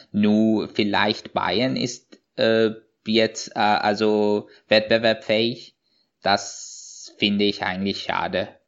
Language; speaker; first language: German; non-native, fluent; Persian